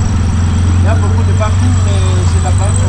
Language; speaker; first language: French; non-native, local second language; Malagasy